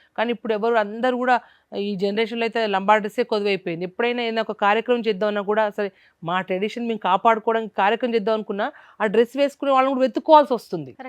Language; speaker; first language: Telugu; non-native, local second language; Lambadi